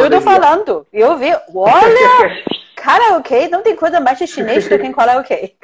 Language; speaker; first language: Portuguese; non-native, fluent; Chinese